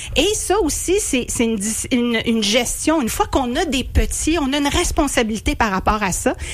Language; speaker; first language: French; native; French